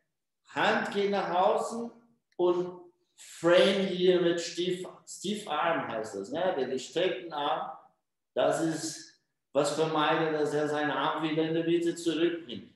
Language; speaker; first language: German; non-native, fluent; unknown